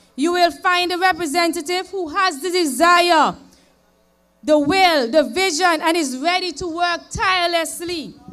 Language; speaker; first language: English; native; English